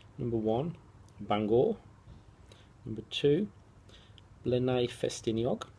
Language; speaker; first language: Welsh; non-native, local second language; English